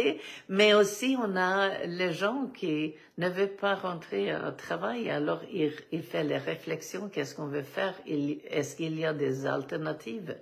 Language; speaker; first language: French; non-native, fluent; Swedish